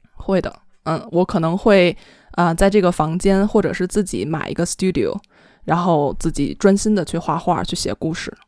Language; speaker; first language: Chinese; native; Chinese